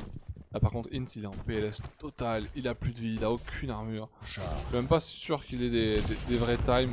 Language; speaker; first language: French; native; French